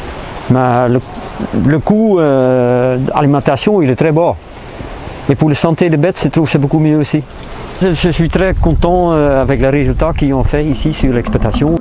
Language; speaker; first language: French; non-native, fluent; Dutch